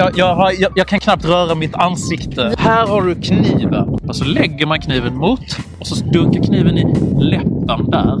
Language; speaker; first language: Swedish; native; Swedish